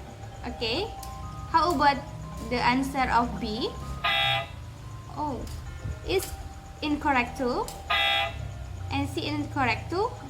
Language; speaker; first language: English; non-native, learner; Indonesian